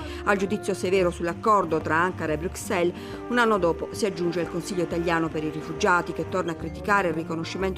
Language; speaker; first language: Italian; native; Italian